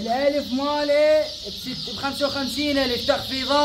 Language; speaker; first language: Arabic; native; Arabic